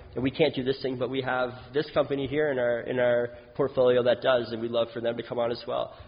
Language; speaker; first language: English; native; English